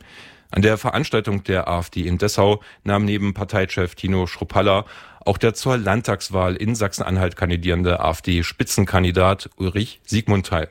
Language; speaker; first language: German; native; German